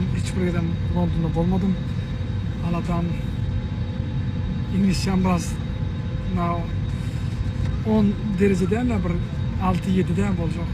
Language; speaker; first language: Turkish; non-native, learner; Turkmen